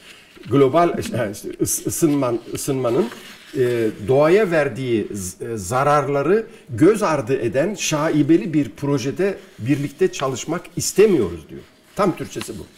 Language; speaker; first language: Turkish; native; Turkish